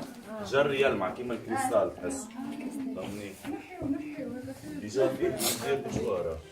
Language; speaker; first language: Arabic; native; Arabic